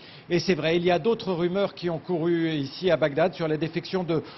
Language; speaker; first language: French; native; French